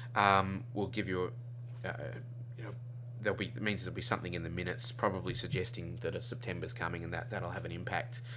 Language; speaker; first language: English; native; English